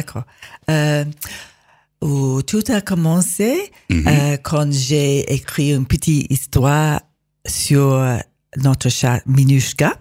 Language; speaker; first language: French; non-native, learner; English